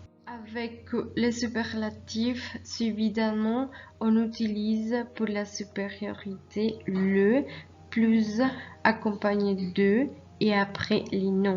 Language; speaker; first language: French; non-native, fluent; Spanish